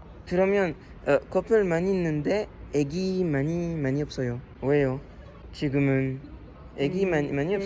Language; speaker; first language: Korean; non-native, learner; French